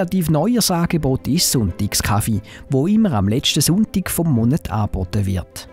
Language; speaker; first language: German; native; German